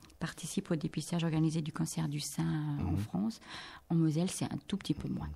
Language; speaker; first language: French; native; French